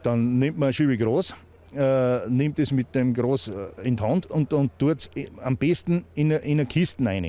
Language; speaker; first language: German; native; German